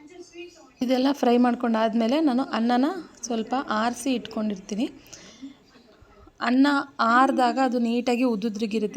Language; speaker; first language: Kannada; native; Kannada